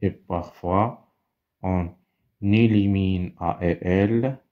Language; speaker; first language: French; non-native, local second language; Arabic